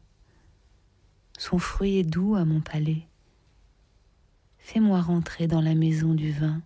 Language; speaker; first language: French; native; French